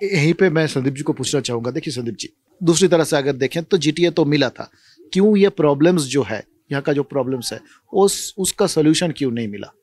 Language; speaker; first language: Hindi; non-native, local second language; Bangla